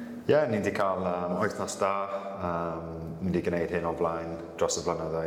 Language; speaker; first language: Welsh; non-native, local second language; English